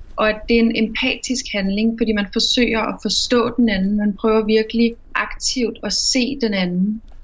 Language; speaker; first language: Danish; native; Danish